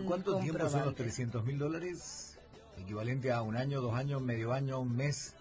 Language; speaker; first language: Spanish; native; Spanish